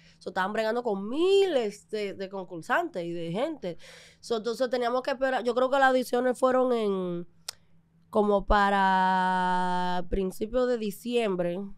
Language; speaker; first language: Spanish; early bilingual, other home language; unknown